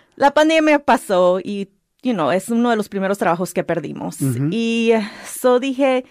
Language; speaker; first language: Spanish; early bilingual, heritage; Spanish